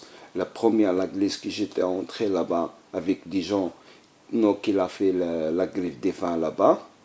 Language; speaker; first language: French; non-native, learner; Arabic